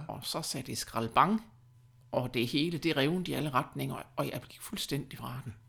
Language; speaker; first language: Danish; early bilingual, other home language; German